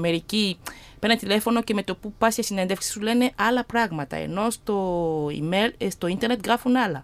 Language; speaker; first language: Greek; non-native, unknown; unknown